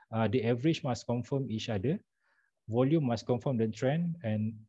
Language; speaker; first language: English; non-native, local second language; Malay